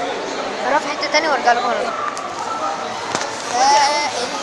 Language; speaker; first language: Arabic; native; Arabic